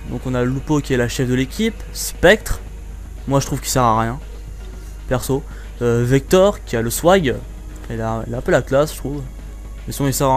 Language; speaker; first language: French; native; French